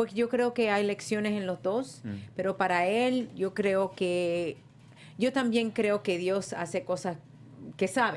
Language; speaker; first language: Spanish; early bilingual, heritage; Spanish